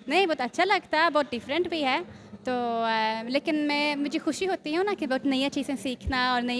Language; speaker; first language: Hindi; non-native, learner; Swedish